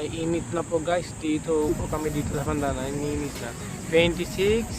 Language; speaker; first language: Filipino; non-native, learner; Punjabi